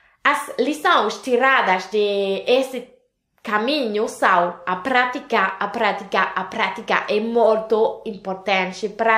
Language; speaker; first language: Portuguese; non-native, learner; French